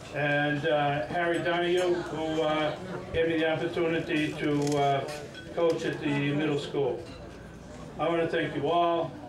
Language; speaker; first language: English; native; English